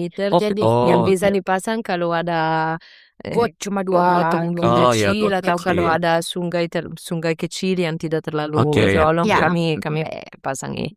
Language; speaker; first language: Indonesian; non-native, fluent; Italian